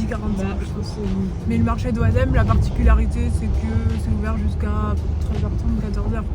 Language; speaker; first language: French; native; French